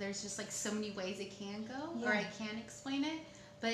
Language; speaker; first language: English; early bilingual, other home language; Spanish